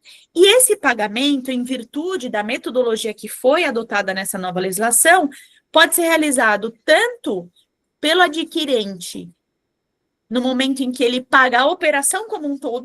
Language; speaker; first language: Portuguese; native; Portuguese